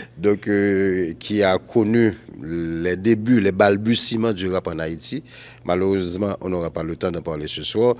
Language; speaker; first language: French; non-native, local second language; Haitian Creole